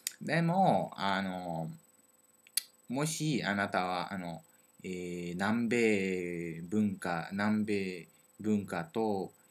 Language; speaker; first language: Japanese; non-native, learner; French